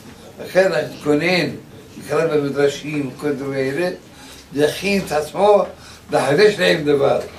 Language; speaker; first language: Hebrew; early bilingual, other home language; Arabic